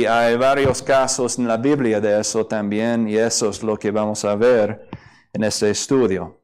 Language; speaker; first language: Spanish; non-native, fluent; English